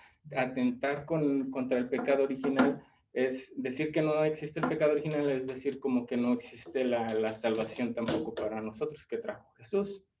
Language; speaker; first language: Spanish; early bilingual, other home language; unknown